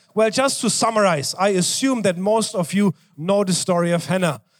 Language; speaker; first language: English; non-native, fluent; German